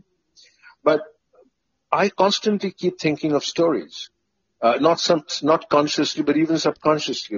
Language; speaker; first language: English; non-native, local second language; Bangla